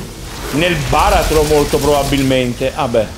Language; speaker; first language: Italian; native; Italian